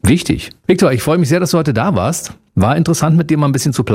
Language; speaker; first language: German; native; German